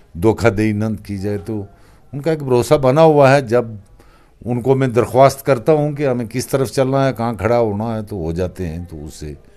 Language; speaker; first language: Hindi; non-native, local second language; Kashmiri